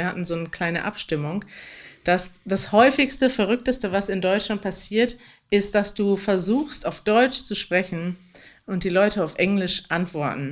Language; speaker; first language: German; native; German